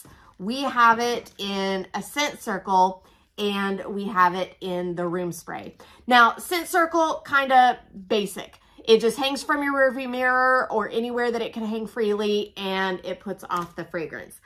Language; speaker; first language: English; native; English